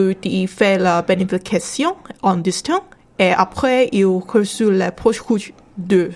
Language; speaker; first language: French; non-native, learner; Chinese